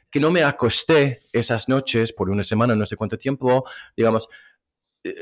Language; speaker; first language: Spanish; non-native, fluent; English